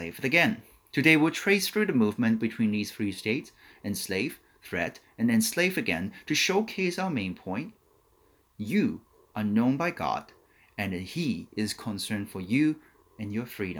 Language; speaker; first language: English; non-native, local second language; Cantonese